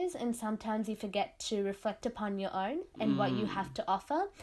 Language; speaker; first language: English; non-native, local second language; Tamil